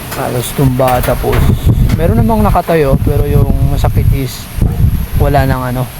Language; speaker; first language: Filipino; non-native, local second language; Aklanon